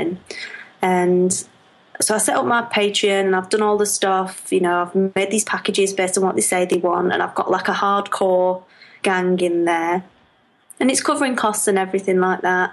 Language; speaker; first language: English; native; English